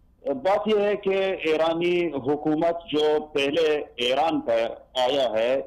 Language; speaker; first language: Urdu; non-native, learner; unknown